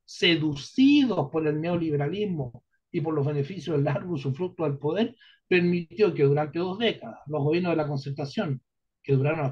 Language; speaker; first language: Spanish; native; Spanish